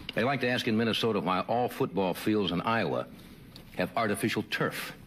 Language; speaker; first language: English; native; English